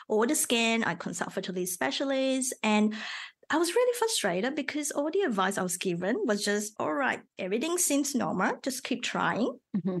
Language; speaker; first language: English; non-native, local second language; Chinese